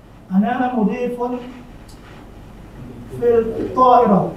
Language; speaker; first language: Arabic; non-native, learner; Indonesian